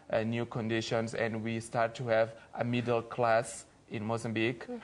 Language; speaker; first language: English; non-native, fluent; Portuguese